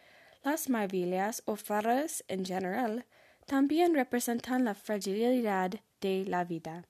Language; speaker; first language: Spanish; non-native, learner; English